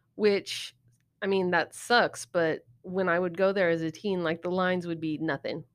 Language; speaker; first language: English; native; English